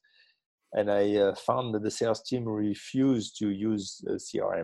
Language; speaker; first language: English; non-native, fluent; French